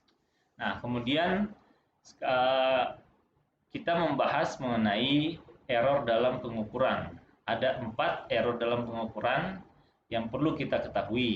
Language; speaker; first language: Indonesian; native; Indonesian